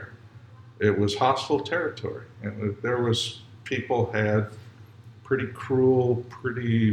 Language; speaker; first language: English; native; English